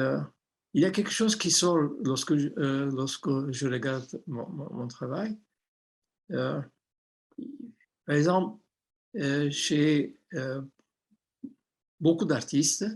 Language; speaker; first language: French; non-native, fluent; Armenian